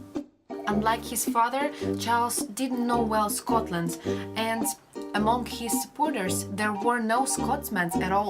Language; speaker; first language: English; non-native, learner; Russian